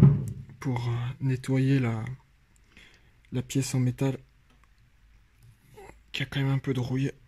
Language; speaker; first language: French; native; French